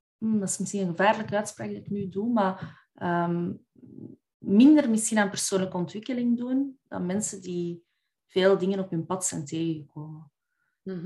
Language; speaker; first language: Dutch; native; Dutch